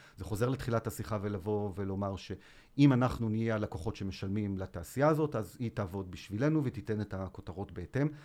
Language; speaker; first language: Hebrew; native; Hebrew